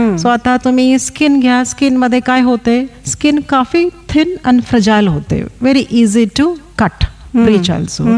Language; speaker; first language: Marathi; non-native, local second language; Kannada